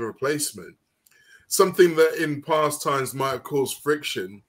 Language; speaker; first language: English; native; English